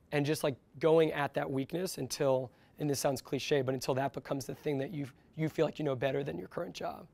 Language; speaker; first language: English; native; English